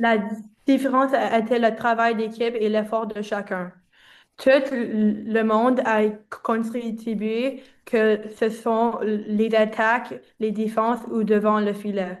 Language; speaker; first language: French; non-native, learner; English